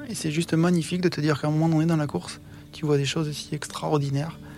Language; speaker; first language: French; native; French